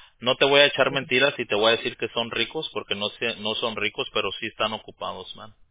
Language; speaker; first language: Spanish; early bilingual, heritage; Spanish